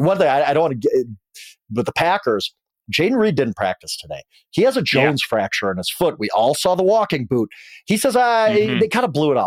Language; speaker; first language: English; native; English